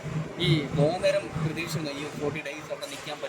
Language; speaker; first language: Malayalam; native; Malayalam